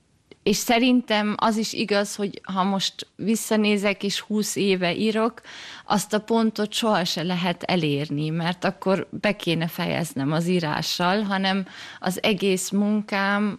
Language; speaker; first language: Hungarian; early bilingual, heritage; German